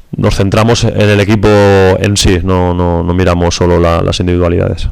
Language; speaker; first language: Spanish; non-native, local second language; Catalan